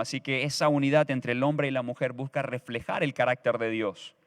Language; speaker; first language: Spanish; native; Spanish